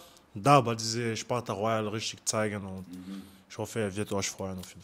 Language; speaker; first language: German; non-native, learner; French